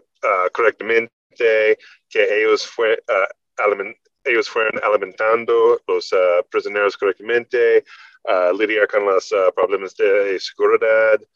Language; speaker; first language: Spanish; non-native, learner; English